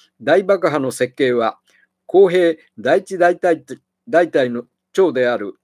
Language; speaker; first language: Japanese; native; Japanese